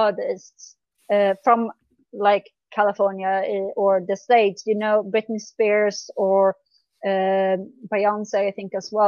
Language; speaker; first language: English; non-native, fluent; Swedish